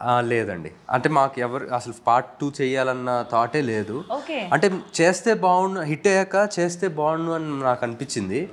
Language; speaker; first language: Telugu; native; Telugu